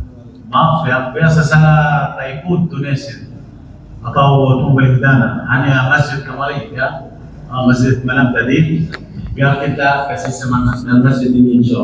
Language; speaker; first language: Indonesian; non-native, fluent; Arabic